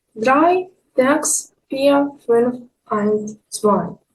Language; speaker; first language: German; non-native, fluent; Ukrainian